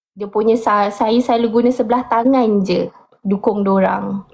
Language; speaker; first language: Malay; native; Malay